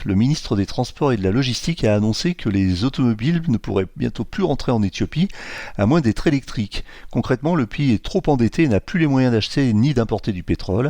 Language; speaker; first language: French; native; French